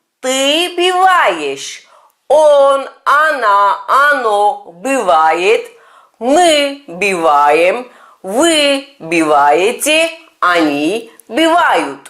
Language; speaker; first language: Russian; non-native, fluent; Turkish